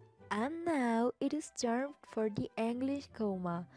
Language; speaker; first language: English; non-native, learner; Spanish